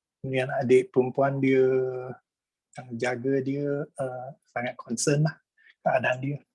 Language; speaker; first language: Malay; non-native, local second language; Chinese